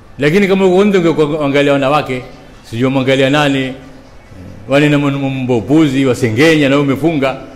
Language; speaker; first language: Swahili; native; Swahili